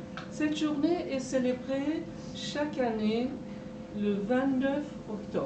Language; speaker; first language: French; non-native, fluent; Persian